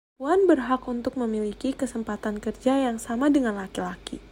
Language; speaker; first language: Indonesian; non-native, learner; Chinese